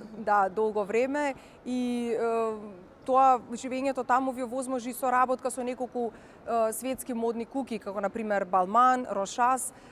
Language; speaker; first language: Macedonian; native; Macedonian